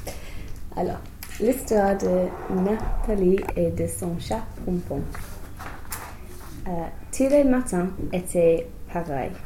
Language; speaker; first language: French; non-native, learner; English